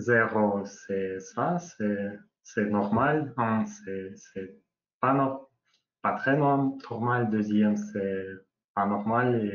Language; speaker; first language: French; non-native, learner; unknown